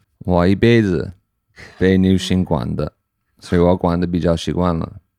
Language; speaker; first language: Chinese; non-native, fluent; English